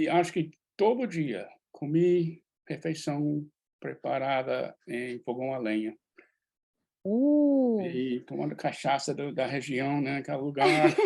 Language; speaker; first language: Portuguese; non-native, fluent; English